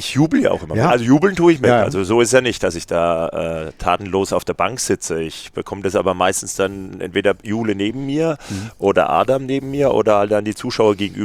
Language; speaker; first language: German; native; German